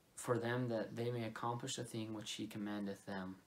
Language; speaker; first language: English; native; English